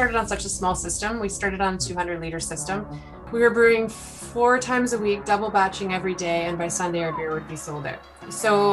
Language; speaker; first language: English; native; English